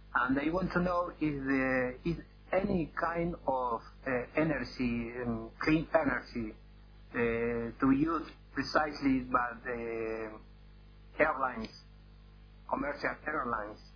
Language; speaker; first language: English; non-native, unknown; Spanish